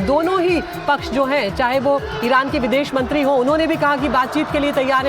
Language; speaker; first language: Hindi; native; Hindi